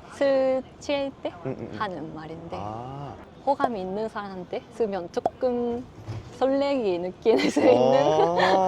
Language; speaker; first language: Korean; non-native, learner; Japanese